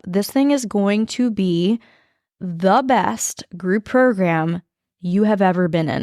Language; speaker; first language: English; native; English